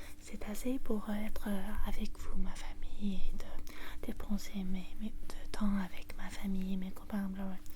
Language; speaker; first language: French; non-native, learner; English